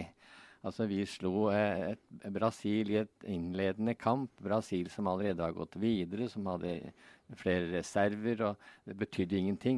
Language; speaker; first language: Norwegian; native; Norwegian